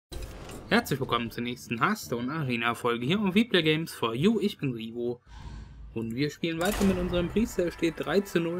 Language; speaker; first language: German; native; German